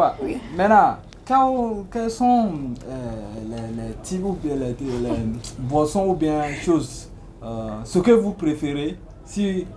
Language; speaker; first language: French; non-native, learner; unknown